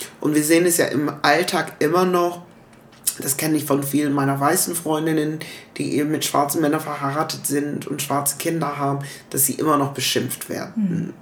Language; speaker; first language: German; early bilingual, other home language; English